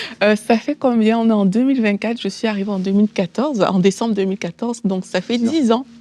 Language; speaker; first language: French; native; French